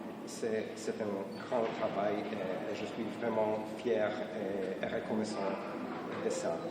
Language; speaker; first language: French; non-native, fluent; Polish